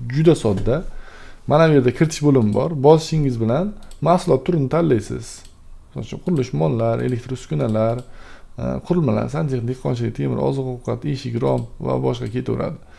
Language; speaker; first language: Uzbek; native; Uzbek